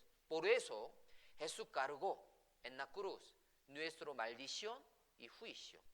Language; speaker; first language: Spanish; non-native, fluent; Korean